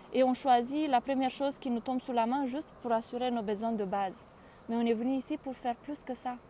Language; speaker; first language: French; non-native, fluent; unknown